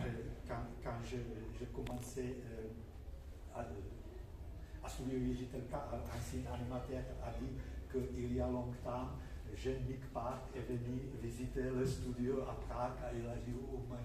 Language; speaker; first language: French; non-native, fluent; Czech